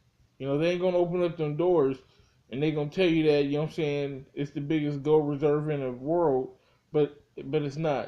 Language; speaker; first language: English; native; English